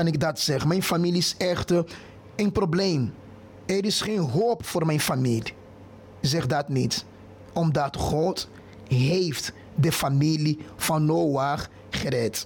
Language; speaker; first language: Dutch; non-native, fluent; Portuguese